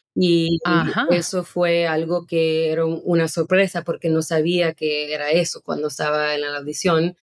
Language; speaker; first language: Spanish; early bilingual, heritage; Spanish